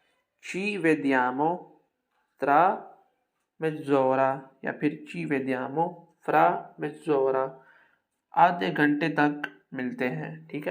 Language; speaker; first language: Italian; non-native, fluent; Urdu